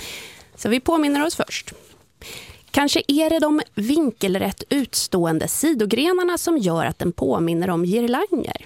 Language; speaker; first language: Swedish; native; Swedish